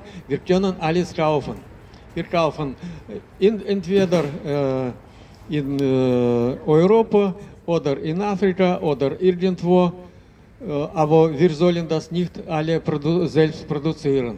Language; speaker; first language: German; non-native, fluent; Russian